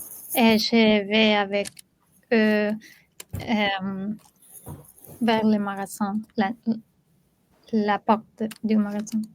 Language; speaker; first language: French; non-native, learner; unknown